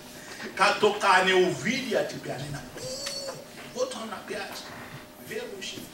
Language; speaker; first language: Russian; non-native, fluent; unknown